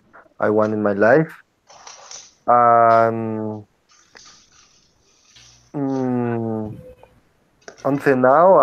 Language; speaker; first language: English; non-native, learner; Spanish